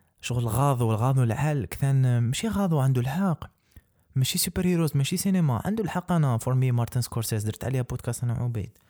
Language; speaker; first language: Arabic; native; Arabic